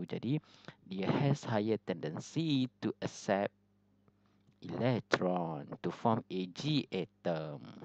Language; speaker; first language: English; non-native, local second language; Malay